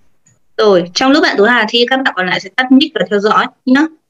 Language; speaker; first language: Chinese; non-native, fluent; Vietnamese